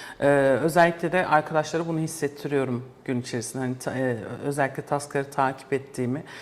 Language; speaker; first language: Turkish; early bilingual, heritage; Turkish